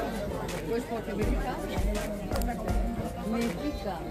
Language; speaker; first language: Spanish; native; Spanish